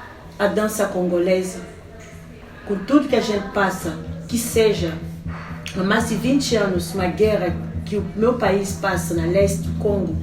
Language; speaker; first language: Portuguese; non-native, fluent; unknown